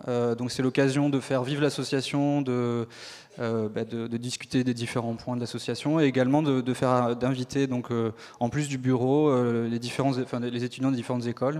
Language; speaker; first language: French; native; French